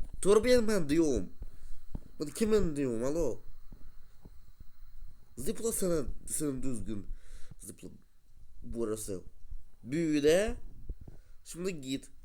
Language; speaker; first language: Turkish; non-native, learner; Russian